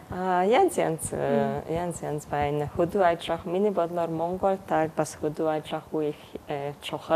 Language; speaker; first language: Mongolian; non-native, fluent; Hungarian